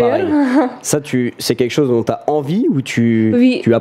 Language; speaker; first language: French; native; French